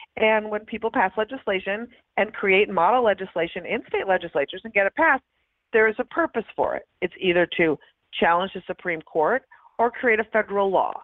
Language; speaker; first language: English; native; English